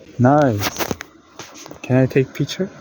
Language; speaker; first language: English; non-native, learner; Korean